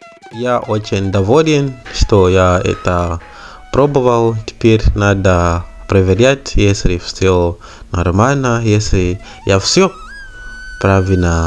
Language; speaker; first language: Russian; non-native, learner; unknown